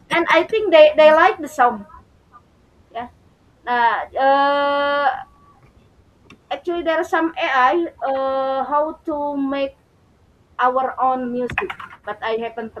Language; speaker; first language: English; non-native, learner; Indonesian